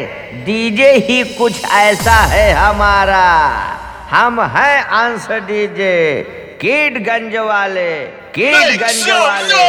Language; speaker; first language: Hindi; non-native, local second language; Bhojpuri